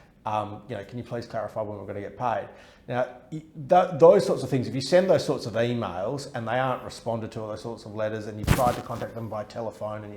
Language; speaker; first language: English; native; English